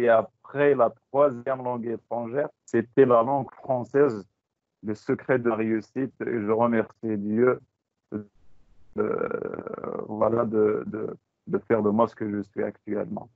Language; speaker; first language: French; non-native, local second language; Tachelhit